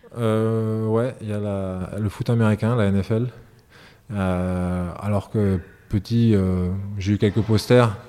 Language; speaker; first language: French; early bilingual, other home language; Serbian